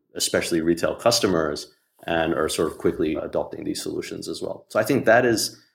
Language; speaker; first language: English; non-native, local second language; Hindi